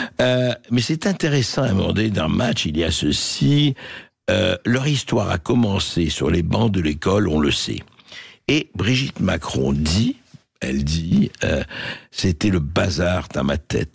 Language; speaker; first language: French; native; French